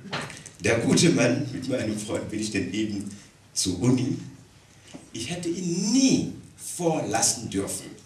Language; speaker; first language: German; non-native, local second language; Wolof